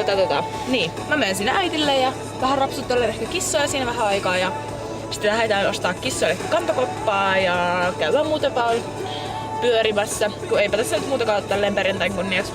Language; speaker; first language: Finnish; native; Finnish